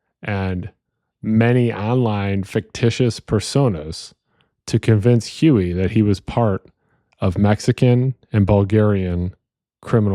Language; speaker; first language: English; native; English